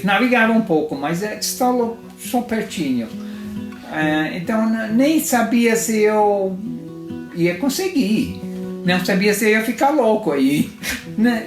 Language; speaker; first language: Portuguese; non-native, fluent; Italian